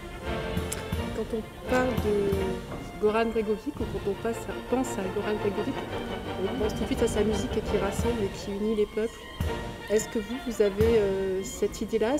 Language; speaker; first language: French; native; French